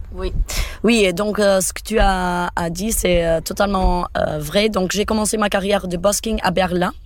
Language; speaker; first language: French; non-native, fluent; Portuguese